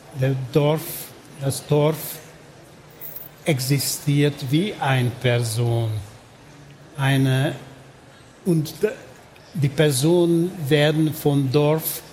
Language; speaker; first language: German; non-native, fluent; Hungarian